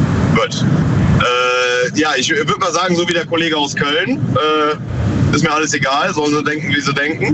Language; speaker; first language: German; native; German